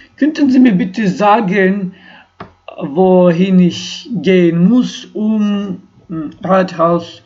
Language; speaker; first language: German; non-native, learner; Ukrainian